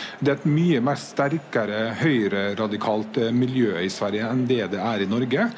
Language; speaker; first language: Norwegian; native; Norwegian